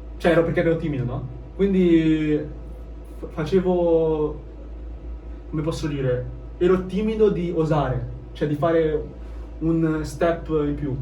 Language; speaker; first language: Italian; early bilingual, other home language; Chinese